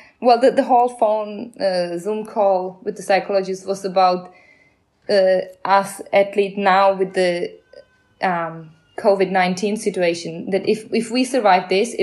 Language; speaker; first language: English; non-native, fluent; Czech